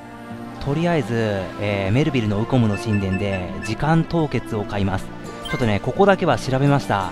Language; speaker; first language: Japanese; native; Japanese